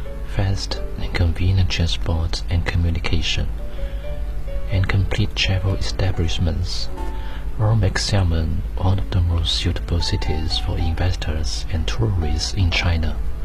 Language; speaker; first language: English; non-native, fluent; Chinese